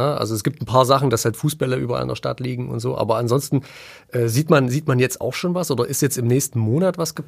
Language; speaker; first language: German; native; German